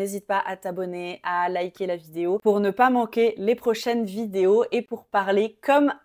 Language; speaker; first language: French; native; French